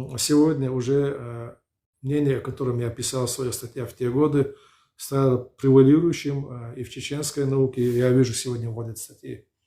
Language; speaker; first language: Russian; non-native, local second language; Chechen